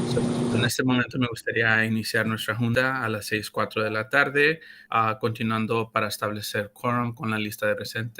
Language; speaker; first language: Spanish; early bilingual, heritage; Spanish